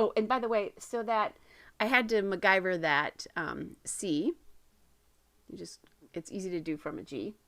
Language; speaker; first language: English; native; English